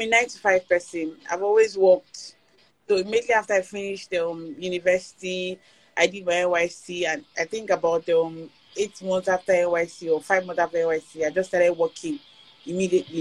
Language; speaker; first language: English; non-native, local second language; Yoruba